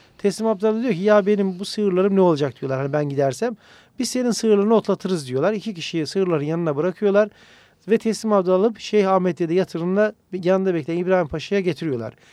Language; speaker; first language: Turkish; native; Turkish